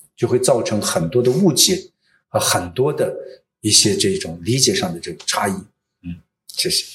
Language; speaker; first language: Chinese; non-native, local second language; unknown